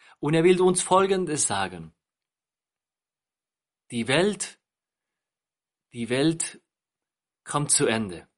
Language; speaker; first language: German; non-native, fluent; Spanish